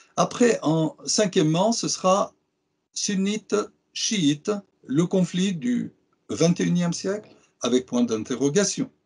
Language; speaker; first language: French; non-native, local second language; Arabic